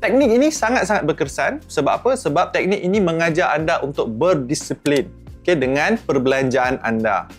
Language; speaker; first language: Malay; native; Malay